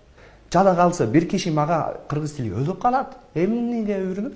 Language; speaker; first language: Kyrgyz; non-native, fluent; English